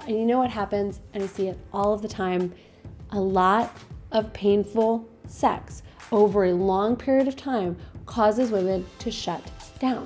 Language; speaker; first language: English; native; English